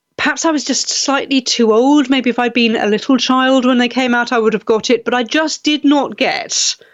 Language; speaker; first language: English; native; English